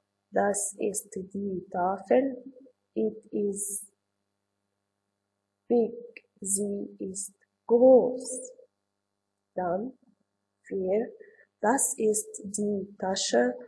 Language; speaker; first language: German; non-native, learner; Arabic